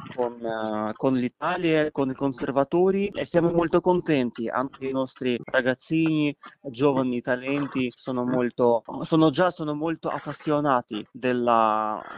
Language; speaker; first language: Italian; non-native, fluent; Kazakh